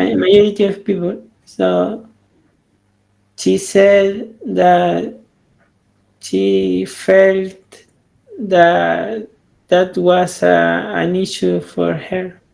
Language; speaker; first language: English; non-native, learner; Spanish